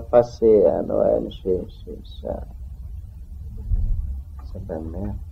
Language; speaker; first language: French; non-native, learner; Vietnamese